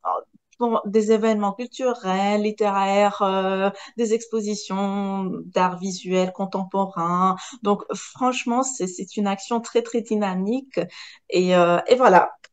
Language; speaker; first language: French; non-native, local second language; Arabic